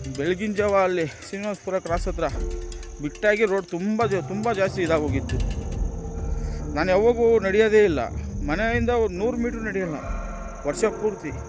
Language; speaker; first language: Kannada; native; Kannada